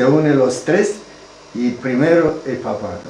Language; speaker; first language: Spanish; non-native, learner; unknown